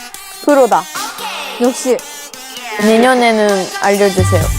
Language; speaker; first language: Korean; non-native, fluent; Japanese